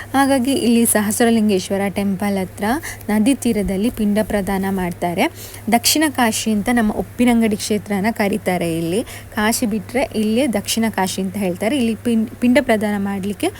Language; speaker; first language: Kannada; non-native, local second language; Tulu